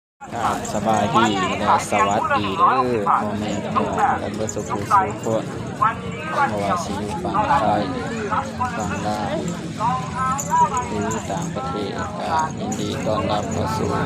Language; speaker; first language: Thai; non-native, local second language; Northeastern Thai